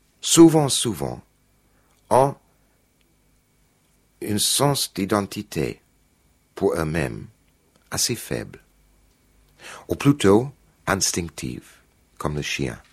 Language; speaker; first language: French; non-native, fluent; English